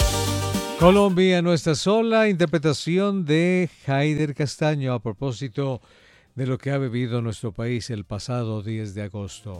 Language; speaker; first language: Spanish; native; Spanish